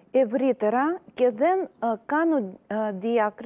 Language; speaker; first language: Greek; non-native, learner; Russian